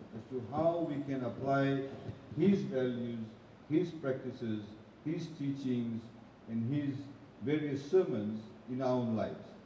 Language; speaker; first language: English; non-native, local second language; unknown